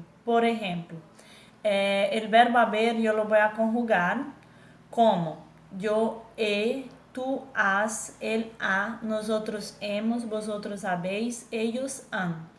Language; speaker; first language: Spanish; non-native, fluent; Portuguese